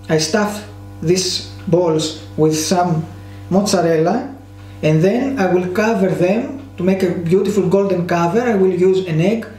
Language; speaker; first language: English; non-native, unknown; Greek